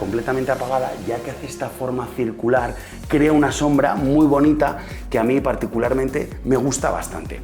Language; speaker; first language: Spanish; native; Spanish